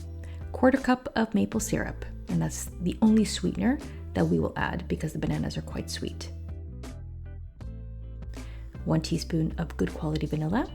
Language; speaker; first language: English; native; English